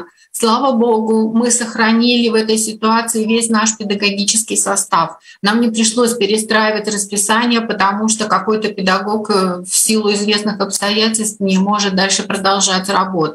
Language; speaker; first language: Russian; native; Russian